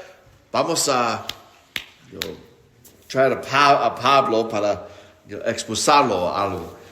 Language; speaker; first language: Spanish; non-native, fluent; English